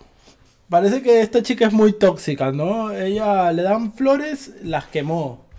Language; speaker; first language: Spanish; native; Spanish